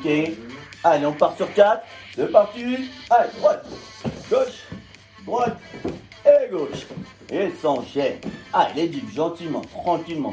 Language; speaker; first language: French; native; French